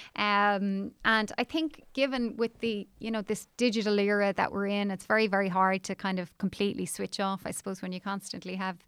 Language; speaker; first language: English; native; English